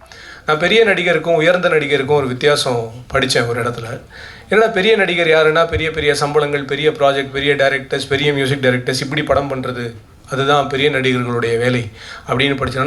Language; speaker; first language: Tamil; native; Tamil